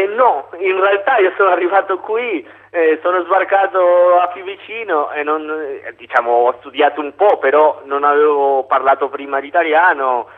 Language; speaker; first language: Italian; non-native, fluent; Spanish